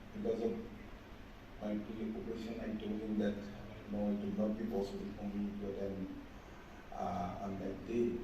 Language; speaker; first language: English; non-native, local second language; Assamese